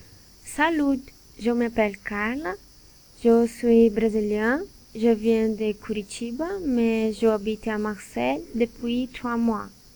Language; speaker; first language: French; non-native, learner; Portuguese